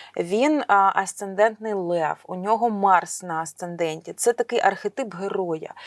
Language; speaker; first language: Ukrainian; native; Ukrainian